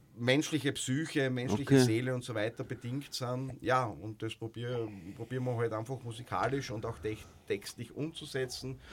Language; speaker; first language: German; native; German